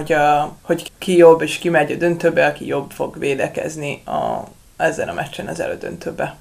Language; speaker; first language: Hungarian; non-native, learner; Serbian